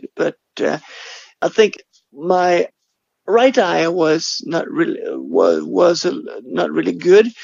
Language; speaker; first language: English; non-native, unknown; Swedish